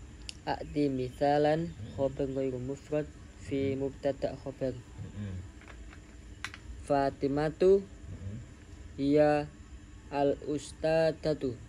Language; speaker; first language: Arabic; non-native, learner; Indonesian